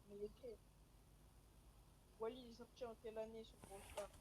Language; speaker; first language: French; native; French